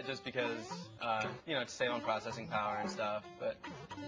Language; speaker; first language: English; native; English